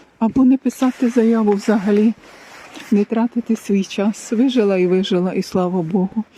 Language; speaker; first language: Ukrainian; native; Ukrainian